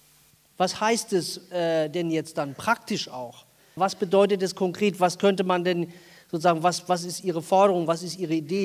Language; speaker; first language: German; native; German